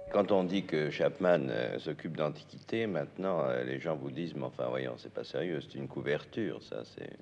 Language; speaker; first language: French; native; French